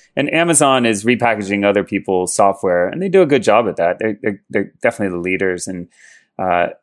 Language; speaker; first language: English; native; English